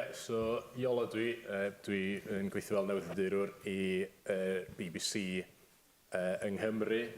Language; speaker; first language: Welsh; native; Welsh